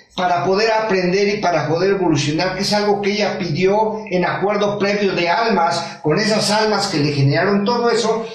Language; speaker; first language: Spanish; native; Spanish